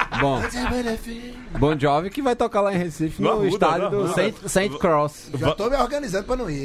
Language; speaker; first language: Portuguese; native; Portuguese